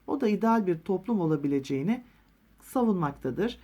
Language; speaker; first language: Turkish; native; Turkish